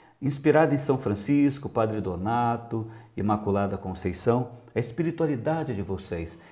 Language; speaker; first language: Portuguese; native; Portuguese